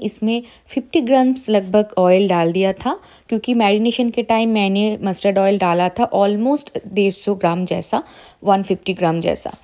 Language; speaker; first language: Hindi; non-native, local second language; Bangla